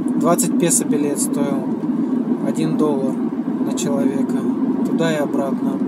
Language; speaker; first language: Russian; native; Russian